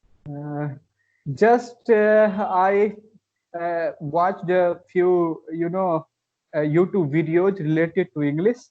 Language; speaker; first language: English; non-native, learner; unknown